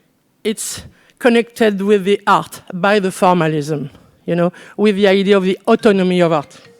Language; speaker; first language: English; non-native, learner; French